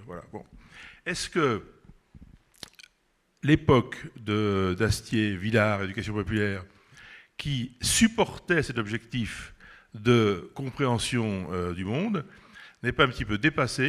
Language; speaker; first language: French; native; French